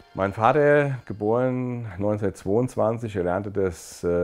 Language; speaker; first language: German; native; German